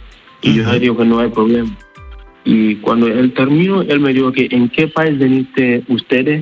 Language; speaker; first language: Spanish; non-native, learner; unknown